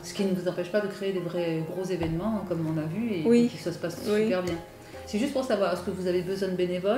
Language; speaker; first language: French; native; French